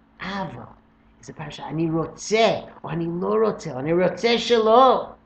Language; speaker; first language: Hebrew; non-native, fluent; English